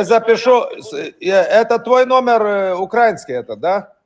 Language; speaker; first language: Russian; non-native, fluent; Lithuanian